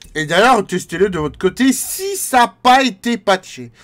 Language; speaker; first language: French; native; French